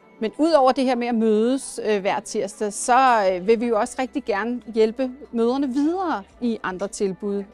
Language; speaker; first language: Danish; native; Danish